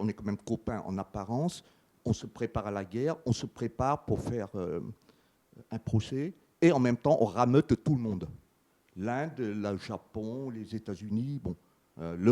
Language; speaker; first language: French; native; French